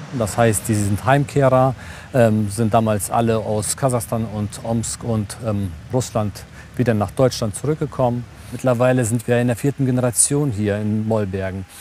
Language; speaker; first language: German; early bilingual, other home language; Russian